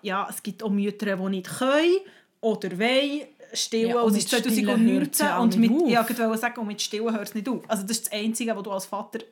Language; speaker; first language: German; native; German